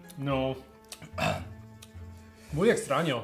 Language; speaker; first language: Spanish; non-native, fluent; English